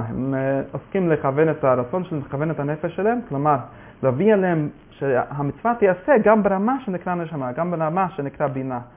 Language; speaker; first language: Hebrew; non-native, fluent; Yiddish